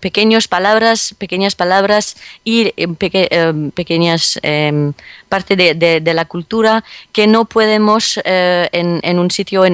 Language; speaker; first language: Spanish; non-native, fluent; French